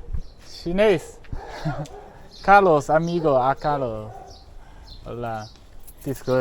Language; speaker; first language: Spanish; non-native, learner; Chinese